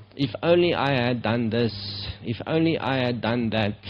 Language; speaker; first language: English; non-native, local second language; Afrikaans